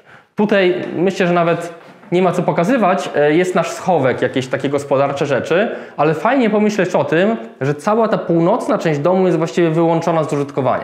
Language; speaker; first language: Polish; native; Polish